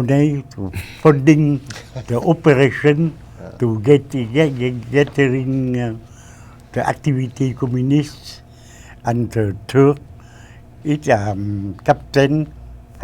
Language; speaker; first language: English; non-native, learner; Vietnamese